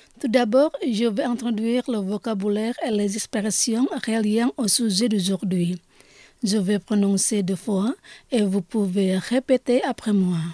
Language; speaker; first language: French; non-native, fluent; Indonesian